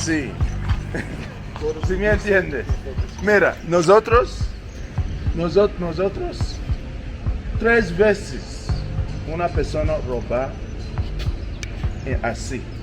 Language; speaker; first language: Spanish; non-native, learner; English